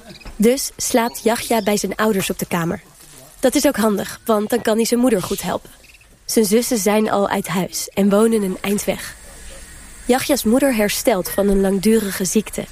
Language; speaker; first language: Dutch; native; Dutch